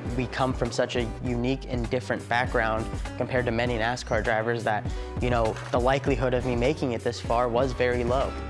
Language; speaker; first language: English; native; English